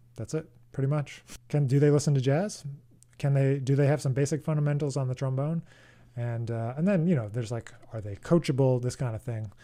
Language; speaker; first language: English; native; English